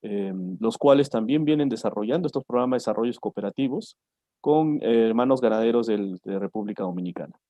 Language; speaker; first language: Spanish; native; Spanish